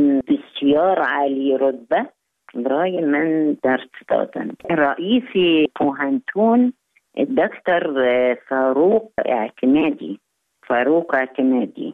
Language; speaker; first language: Persian; non-native, learner; Arabic